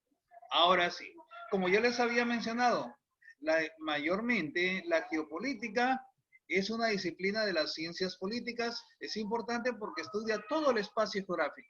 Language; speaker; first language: Spanish; native; Spanish